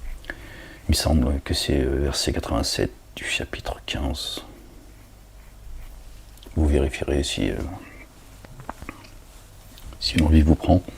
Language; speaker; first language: French; native; French